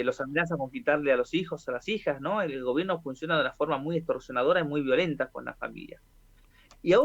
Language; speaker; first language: Spanish; native; Spanish